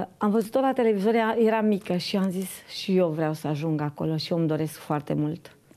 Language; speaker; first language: Romanian; native; Romanian